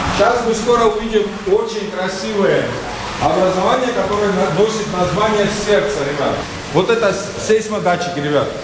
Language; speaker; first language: Russian; non-native, local second language; Georgian